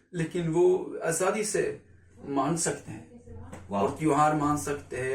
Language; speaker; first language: Hindi; non-native, learner; Swedish